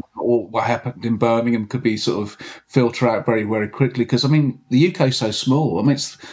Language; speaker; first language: English; native; English